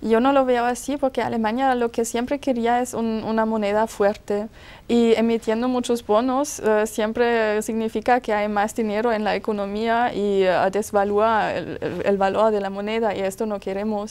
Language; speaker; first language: Spanish; non-native, fluent; German